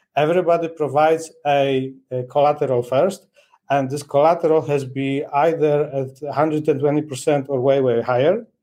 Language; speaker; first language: English; non-native, fluent; Polish